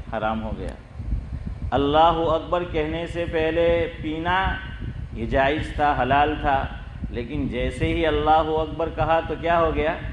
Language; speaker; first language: Urdu; non-native, local second language; Gujarati